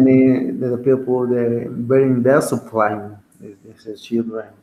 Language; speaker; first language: English; non-native, learner; Spanish